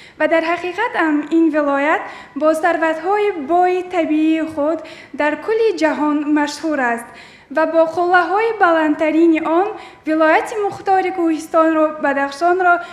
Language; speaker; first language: Tajik; non-native, local second language; Shughni